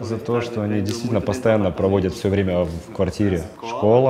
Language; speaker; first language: Russian; non-native, fluent; Portuguese